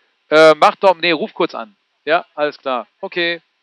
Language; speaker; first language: German; native; German